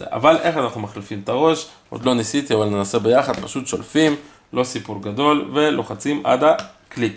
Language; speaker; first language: Hebrew; native; Hebrew